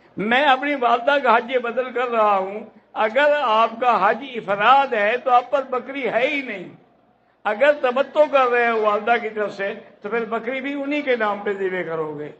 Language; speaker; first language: Urdu; native; Urdu